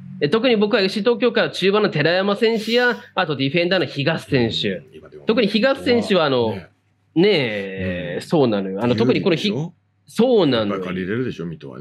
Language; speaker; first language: Japanese; native; Japanese